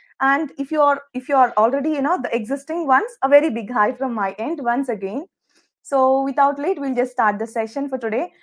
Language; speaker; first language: English; non-native, local second language; Telugu